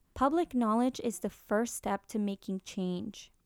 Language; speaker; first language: English; early bilingual, other home language; Spanish